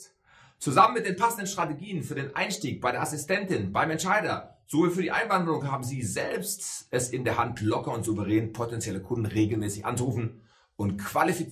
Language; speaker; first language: German; native; German